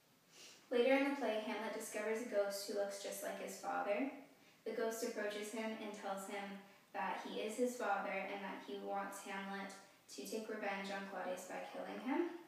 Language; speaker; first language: English; native; English